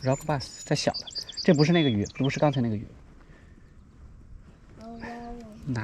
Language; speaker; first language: Chinese; native; Chinese